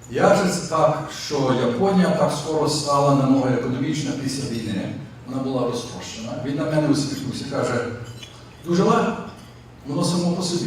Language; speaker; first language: Ukrainian; early bilingual, heritage; Ukrainian